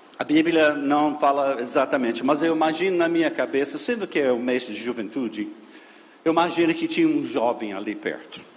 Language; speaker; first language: Portuguese; non-native, fluent; English